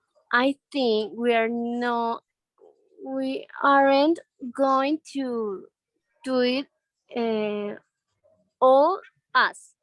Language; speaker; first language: English; non-native, learner; Spanish